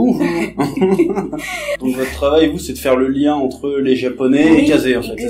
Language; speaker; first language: French; native; French